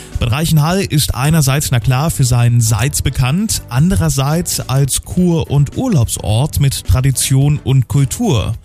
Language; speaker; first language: German; native; German